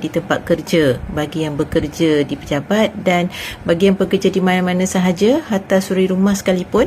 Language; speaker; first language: Malay; native; Malay